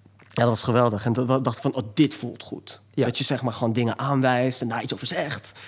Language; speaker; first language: Dutch; early bilingual, other home language; Turkish